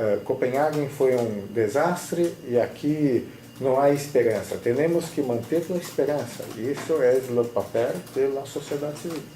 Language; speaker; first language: Spanish; non-native, fluent; Portuguese